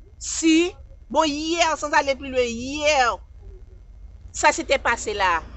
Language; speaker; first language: French; non-native, local second language; Haitian Creole